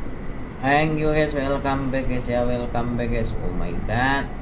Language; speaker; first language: English; non-native, local second language; Indonesian